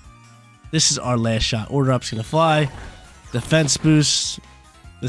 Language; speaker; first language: English; native; English